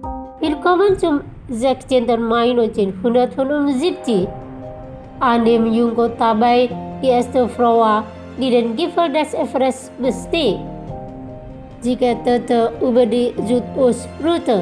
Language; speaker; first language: German; non-native, fluent; Indonesian